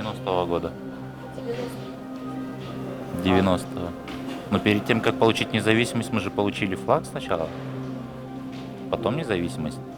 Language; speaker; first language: Russian; non-native, local second language; Kyrgyz